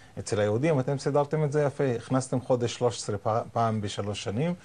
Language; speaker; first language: Hebrew; non-native, local second language; Arabic